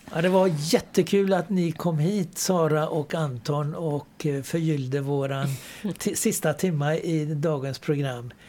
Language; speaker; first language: Swedish; native; Swedish